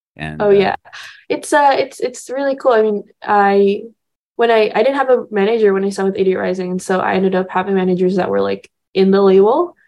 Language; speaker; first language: English; early bilingual, other home language; Indonesian